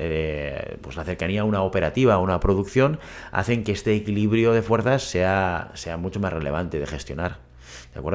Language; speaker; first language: Spanish; native; Spanish